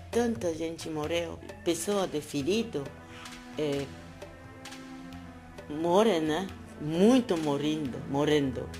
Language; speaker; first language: Portuguese; non-native, learner; Japanese